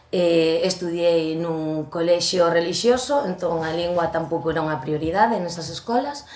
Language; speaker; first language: Galician; non-native, local second language; Spanish